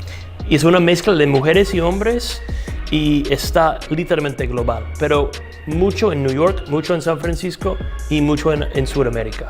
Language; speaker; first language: Spanish; non-native, fluent; English